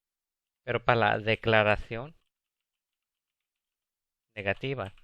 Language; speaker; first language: Spanish; early bilingual, heritage; Spanish